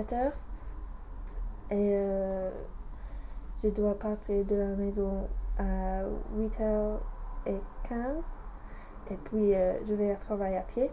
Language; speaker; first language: French; non-native, learner; English